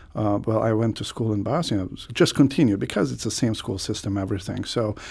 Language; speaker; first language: English; non-native, fluent; Croatian